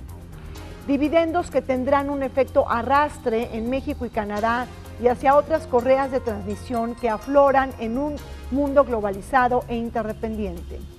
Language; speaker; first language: Spanish; native; Spanish